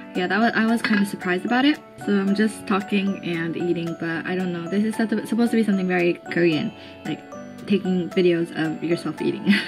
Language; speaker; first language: English; early bilingual, other home language; Japanese